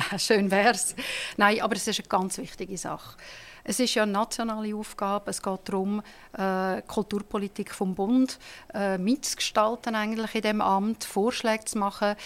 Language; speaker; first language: German; non-native, local second language; French